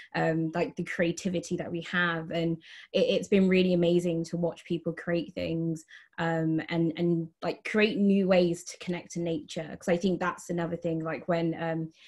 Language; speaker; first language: English; native; English